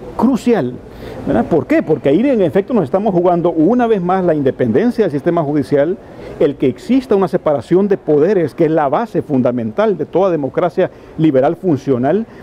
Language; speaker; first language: Spanish; native; Spanish